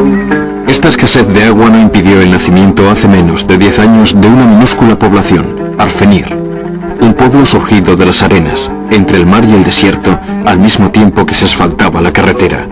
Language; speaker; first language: Spanish; native; Spanish